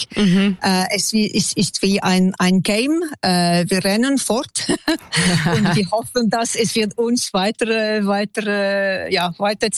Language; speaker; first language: German; non-native, local second language; French